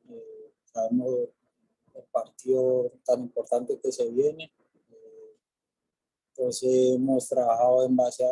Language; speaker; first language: Spanish; native; Spanish